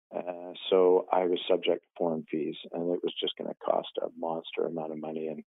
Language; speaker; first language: English; native; English